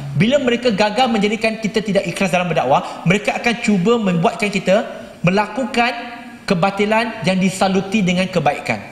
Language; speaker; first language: Malay; native; Malay